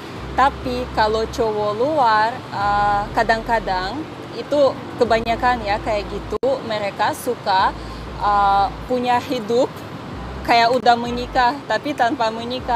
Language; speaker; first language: Indonesian; non-native, fluent; Russian